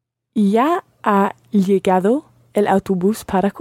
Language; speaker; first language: Spanish; non-native, learner; English